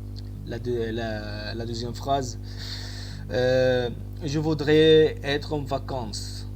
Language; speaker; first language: French; non-native, fluent; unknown